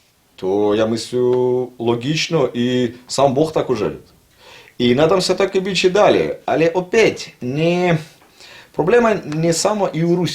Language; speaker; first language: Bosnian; non-native, learner; Russian